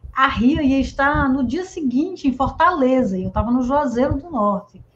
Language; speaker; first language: Portuguese; native; Portuguese